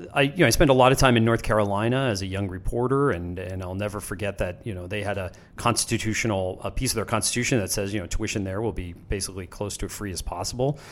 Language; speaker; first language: English; native; English